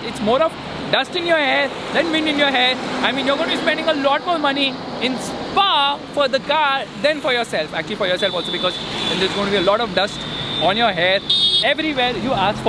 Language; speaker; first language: English; non-native, local second language; Hindi